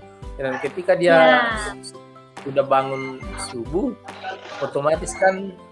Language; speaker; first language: Indonesian; non-native, local second language; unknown